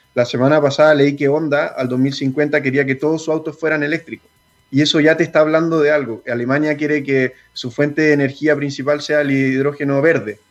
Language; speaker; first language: Spanish; native; Spanish